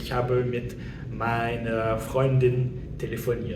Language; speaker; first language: German; non-native, fluent; French